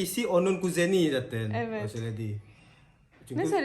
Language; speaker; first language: Turkish; non-native, learner; Indonesian